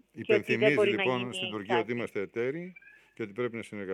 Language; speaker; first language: Greek; native; Greek